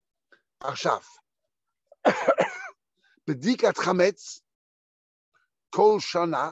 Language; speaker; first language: Hebrew; non-native, fluent; Yiddish